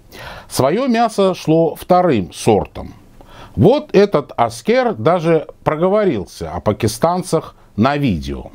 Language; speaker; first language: Russian; native; Russian